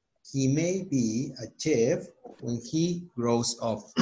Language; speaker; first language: English; non-native, fluent; Spanish